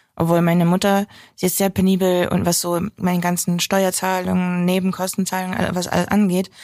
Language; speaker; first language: German; non-native, fluent; Ukrainian